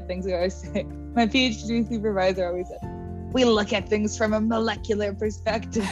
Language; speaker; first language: English; native; English